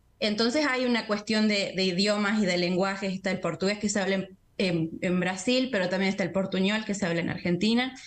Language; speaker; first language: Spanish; native; Spanish